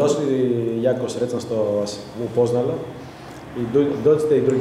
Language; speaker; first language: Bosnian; non-native, learner; Greek